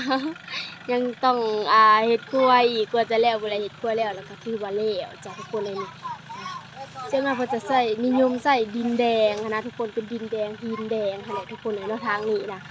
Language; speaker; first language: Thai; non-native, local second language; Lao